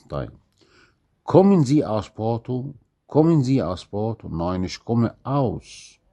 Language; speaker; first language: German; non-native, fluent; Arabic